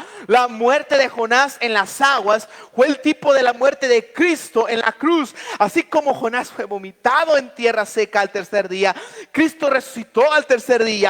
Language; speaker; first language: Spanish; native; Spanish